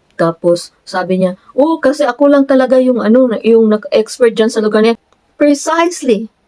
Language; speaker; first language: Filipino; non-native, local second language; Cebuano